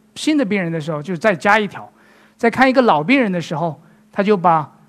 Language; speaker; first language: Chinese; native; Chinese